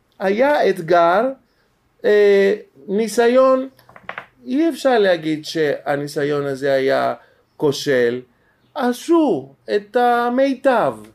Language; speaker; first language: Hebrew; non-native, fluent; Greek